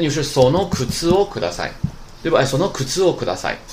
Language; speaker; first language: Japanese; non-native, fluent; Chinese